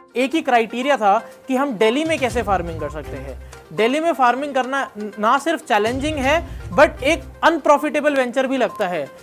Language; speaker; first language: Hindi; native; Hindi